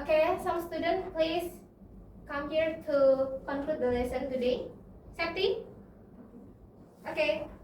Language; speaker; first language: English; non-native, learner; Indonesian